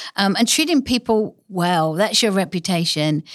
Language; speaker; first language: English; native; English